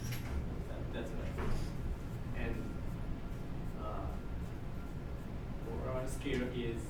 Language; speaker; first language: English; non-native, learner; Japanese